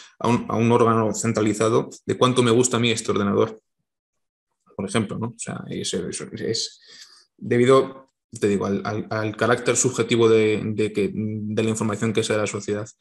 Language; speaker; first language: Spanish; native; Spanish